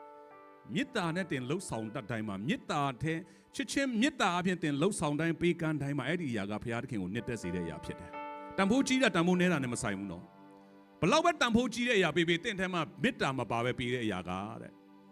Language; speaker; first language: Burmese; non-native, local second language; Kachin